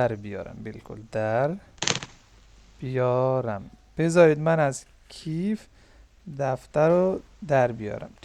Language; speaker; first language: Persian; non-native, fluent; Urdu